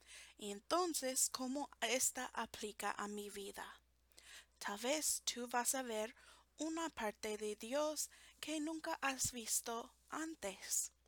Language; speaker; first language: Spanish; non-native, fluent; English